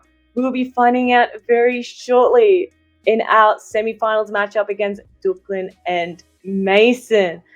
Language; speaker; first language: English; native; English